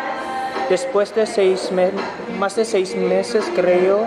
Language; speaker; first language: Spanish; non-native, fluent; Filipino